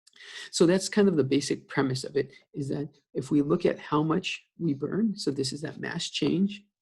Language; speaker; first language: English; native; English